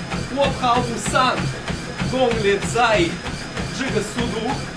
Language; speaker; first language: Chinese; non-native, learner; Russian